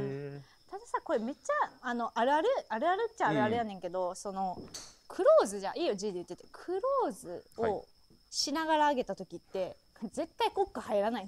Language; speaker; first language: Japanese; native; Japanese